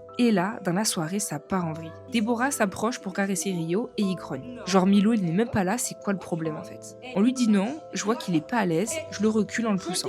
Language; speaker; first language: French; native; French